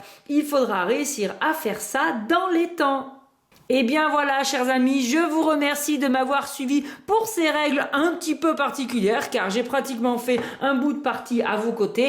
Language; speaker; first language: French; native; French